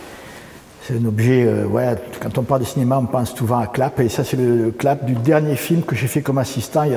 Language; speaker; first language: French; native; French